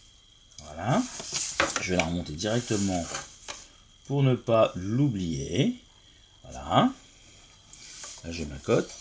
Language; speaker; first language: French; native; French